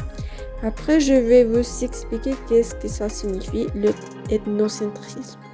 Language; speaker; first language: French; non-native, fluent; Spanish